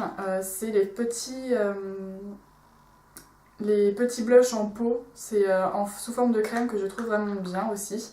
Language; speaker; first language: French; native; French